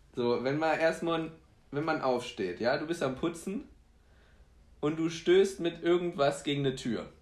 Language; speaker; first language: German; early bilingual, other home language; Polish